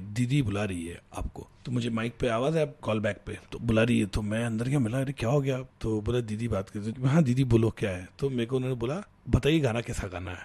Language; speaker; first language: Hindi; native; Hindi